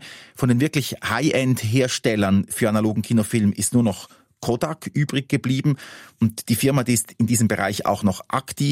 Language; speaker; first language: German; native; German